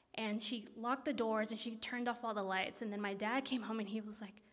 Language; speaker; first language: English; native; English